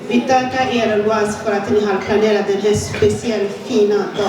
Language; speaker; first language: Swedish; non-native, fluent; Kinyarwanda